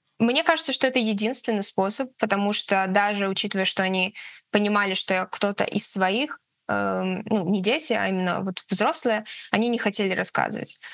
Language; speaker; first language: Russian; native; Russian